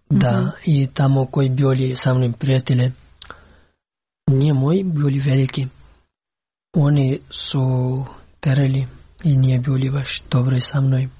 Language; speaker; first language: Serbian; non-native, learner; Pashto